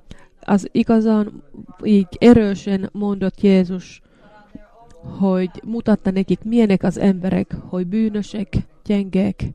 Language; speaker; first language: Hungarian; non-native, learner; Finnish